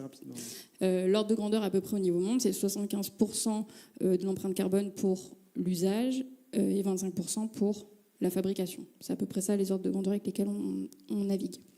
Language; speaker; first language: French; native; French